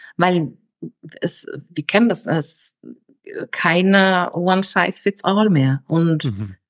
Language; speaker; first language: German; early bilingual, other home language; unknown